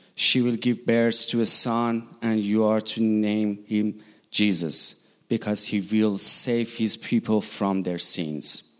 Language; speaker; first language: English; non-native, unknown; Persian